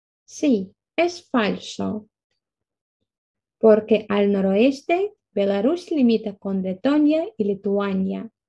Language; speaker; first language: Spanish; non-native, fluent; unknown